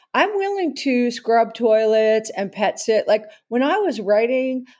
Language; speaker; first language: English; native; English